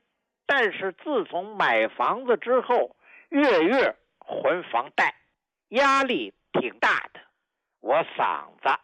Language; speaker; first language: Chinese; native; Chinese